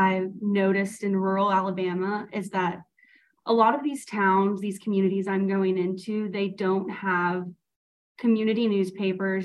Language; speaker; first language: English; native; English